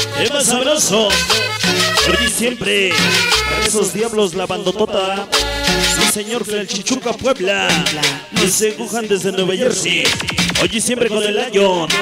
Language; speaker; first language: Spanish; native; Spanish